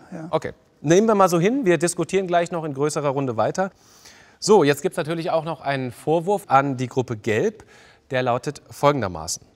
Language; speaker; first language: German; native; German